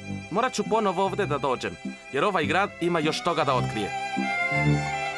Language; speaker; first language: Croatian; non-native, fluent; Spanish